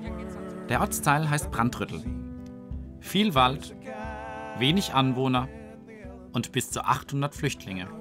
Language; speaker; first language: German; native; German